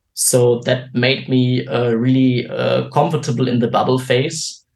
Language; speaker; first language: English; non-native, fluent; German